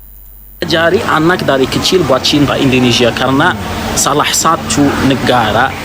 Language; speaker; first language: Indonesian; non-native, fluent; Arabic